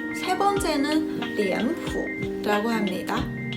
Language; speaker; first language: Korean; non-native, fluent; Chinese